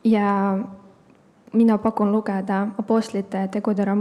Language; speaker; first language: Estonian; non-native, local second language; Russian